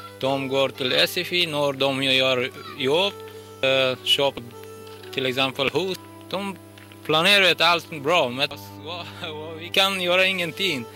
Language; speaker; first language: Swedish; non-native, learner; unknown